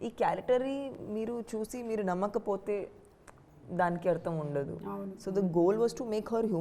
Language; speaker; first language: Telugu; non-native, fluent; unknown